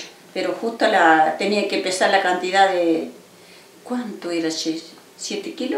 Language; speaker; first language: Spanish; native; Spanish